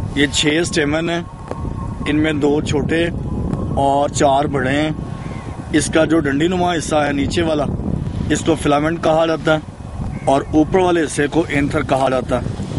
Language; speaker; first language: Urdu; non-native, local second language; Punjabi